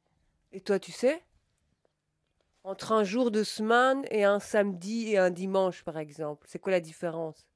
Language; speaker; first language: French; native; French